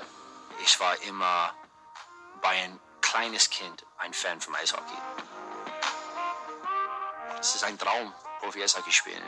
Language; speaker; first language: German; early bilingual, heritage; English